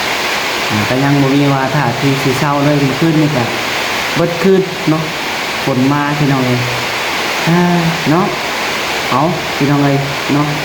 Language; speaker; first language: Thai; non-native, local second language; Lao